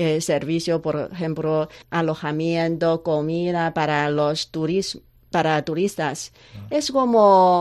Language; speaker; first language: Spanish; non-native, learner; Chinese